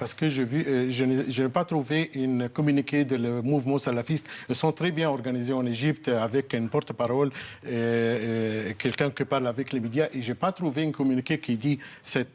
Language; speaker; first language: French; non-native, fluent; Arabic